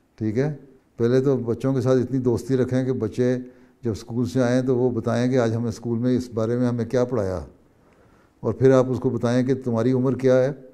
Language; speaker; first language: Urdu; native; Urdu